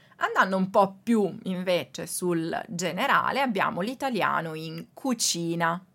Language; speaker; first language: Italian; native; Italian